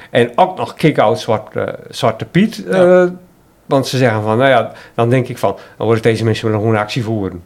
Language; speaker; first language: Dutch; native; Dutch